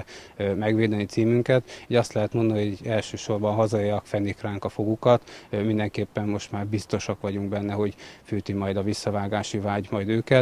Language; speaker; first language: Hungarian; native; Hungarian